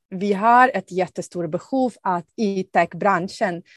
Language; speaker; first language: Swedish; non-native, fluent; Ukrainian